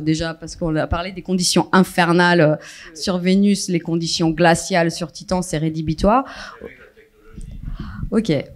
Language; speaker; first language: French; native; French